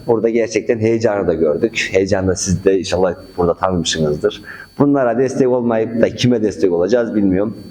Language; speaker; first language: Turkish; native; Turkish